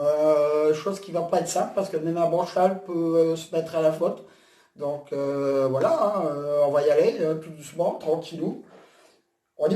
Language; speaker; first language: French; native; French